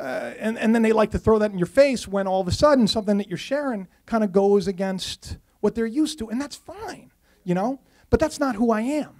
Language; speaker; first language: English; native; English